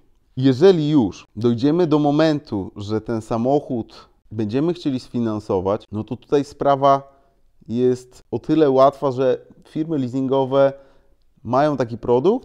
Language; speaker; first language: Polish; native; Polish